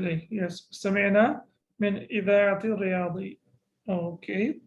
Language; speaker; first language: Arabic; non-native, fluent; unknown